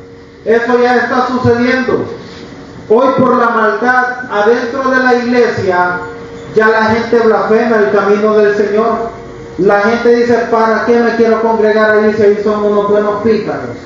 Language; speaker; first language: Spanish; native; Spanish